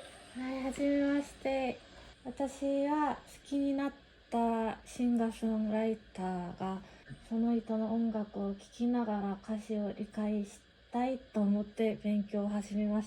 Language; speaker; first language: Japanese; non-native, learner; Korean